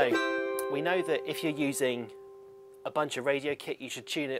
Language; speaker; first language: English; native; English